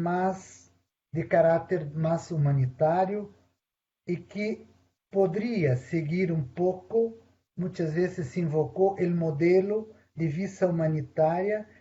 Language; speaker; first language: Spanish; non-native, fluent; Portuguese